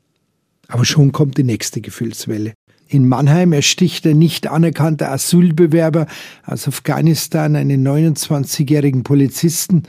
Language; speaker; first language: German; native; German